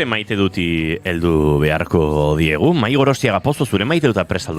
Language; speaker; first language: Basque; native; Basque